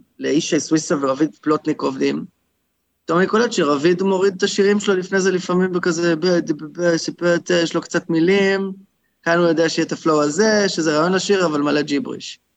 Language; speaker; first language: Hebrew; native; Hebrew